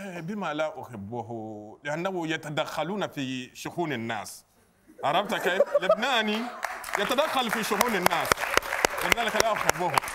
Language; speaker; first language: Arabic; non-native, fluent; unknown